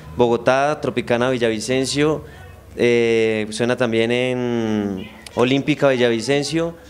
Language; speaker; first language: Spanish; native; Spanish